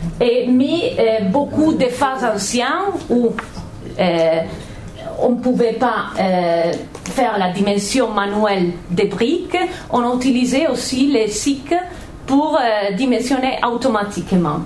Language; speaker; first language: French; non-native, fluent; Catalan